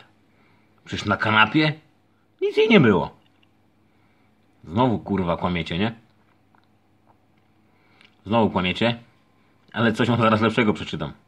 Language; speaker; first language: Polish; native; Polish